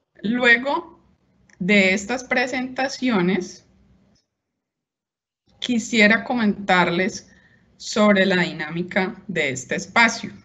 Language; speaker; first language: Spanish; native; Spanish